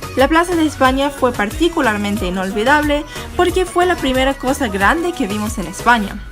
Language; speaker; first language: Spanish; non-native, learner; English